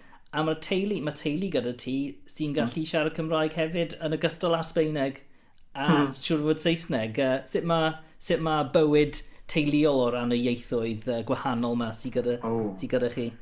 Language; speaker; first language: Welsh; non-native, local second language; English